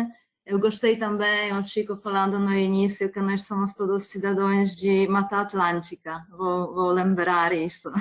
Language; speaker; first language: Portuguese; non-native, fluent; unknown